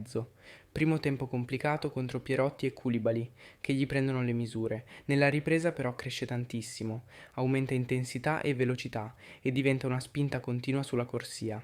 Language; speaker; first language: Italian; native; Italian